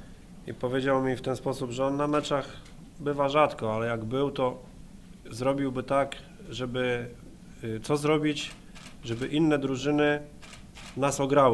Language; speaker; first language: Polish; native; Polish